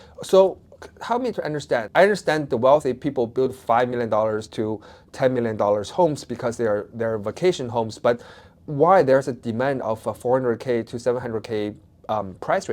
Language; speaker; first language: English; non-native, fluent; Chinese